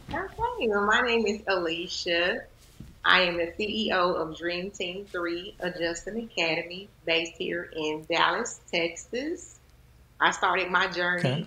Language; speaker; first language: English; native; English